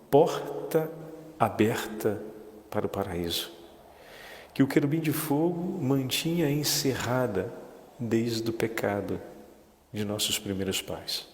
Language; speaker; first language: Portuguese; native; Portuguese